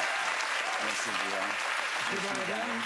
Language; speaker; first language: French; non-native, fluent; English